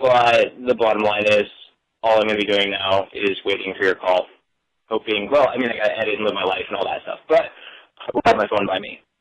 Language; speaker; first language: English; native; English